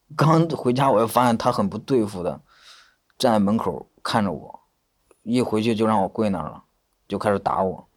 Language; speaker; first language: Chinese; native; Chinese